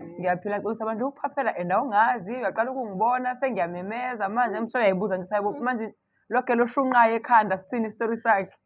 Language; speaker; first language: Zulu; native; Zulu